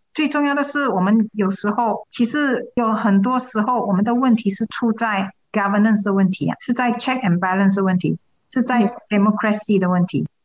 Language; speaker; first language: Chinese; native; Chinese